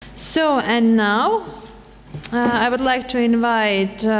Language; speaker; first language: English; non-native, fluent; Russian